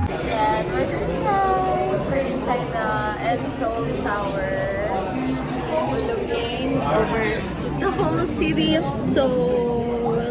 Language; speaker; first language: English; non-native, local second language; Filipino